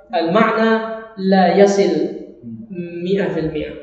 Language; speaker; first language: Arabic; non-native, fluent; Indonesian